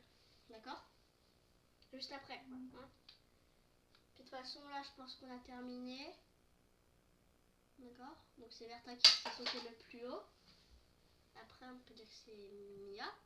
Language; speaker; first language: French; native; French